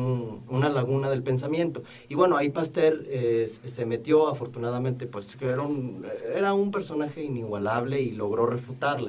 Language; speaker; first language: Spanish; native; Spanish